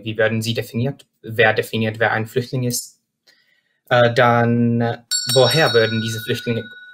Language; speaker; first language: German; non-native, fluent; Czech